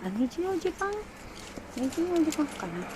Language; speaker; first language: Japanese; non-native, learner; Filipino